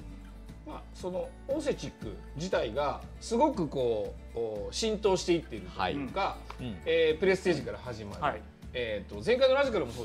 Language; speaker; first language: Japanese; native; Japanese